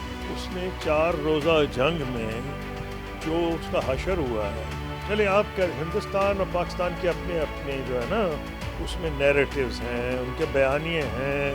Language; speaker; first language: Urdu; native; Urdu